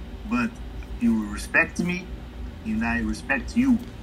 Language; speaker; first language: English; non-native, learner; Portuguese